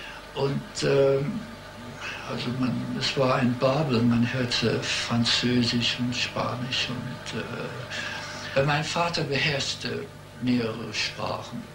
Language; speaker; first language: German; early bilingual, heritage; German